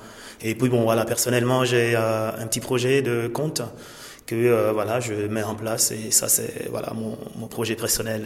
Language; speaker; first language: French; non-native, local second language; Mossi